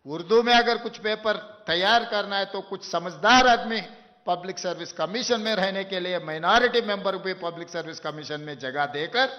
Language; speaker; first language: Hindi; non-native, local second language; Telugu